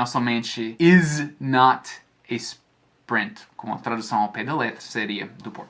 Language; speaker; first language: Portuguese; non-native, fluent; English